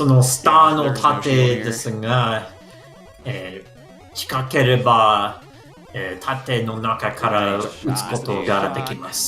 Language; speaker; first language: Japanese; non-native, learner; English